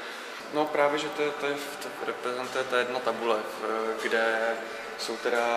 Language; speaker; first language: Czech; native; Czech